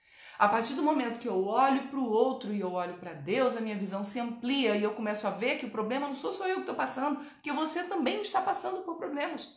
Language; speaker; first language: Portuguese; native; Portuguese